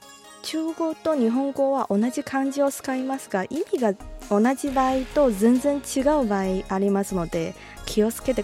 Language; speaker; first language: Japanese; non-native, fluent; Chinese